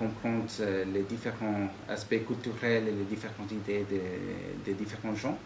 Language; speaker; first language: French; non-native, fluent; Spanish